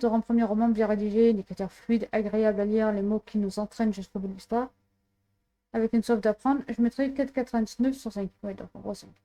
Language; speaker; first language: French; native; French